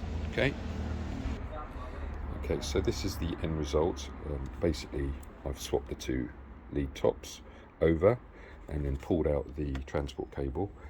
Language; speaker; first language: English; native; English